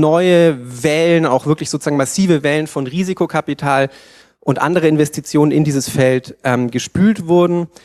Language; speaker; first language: German; native; German